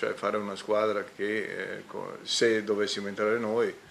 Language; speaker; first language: Italian; native; Italian